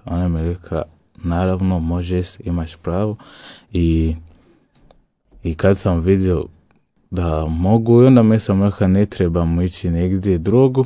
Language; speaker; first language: Croatian; non-native, learner; French